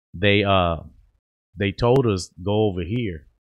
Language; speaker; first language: English; early bilingual, other home language; Spanish